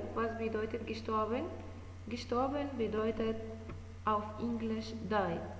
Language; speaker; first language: German; non-native, fluent; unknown